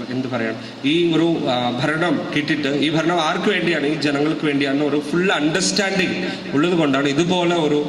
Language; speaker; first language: Malayalam; non-native, local second language; Tamil